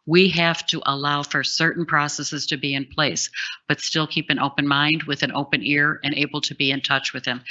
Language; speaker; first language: English; native; English